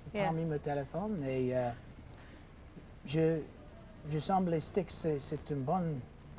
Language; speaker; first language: French; non-native, local second language; English